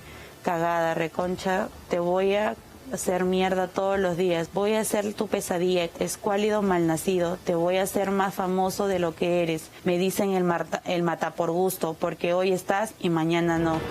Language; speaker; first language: Spanish; native; Spanish